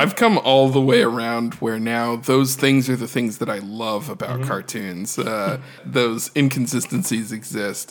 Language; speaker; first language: English; native; English